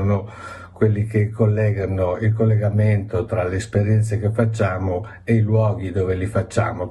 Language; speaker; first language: Italian; native; Italian